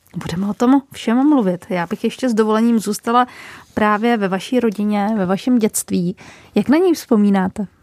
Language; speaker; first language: Czech; native; Czech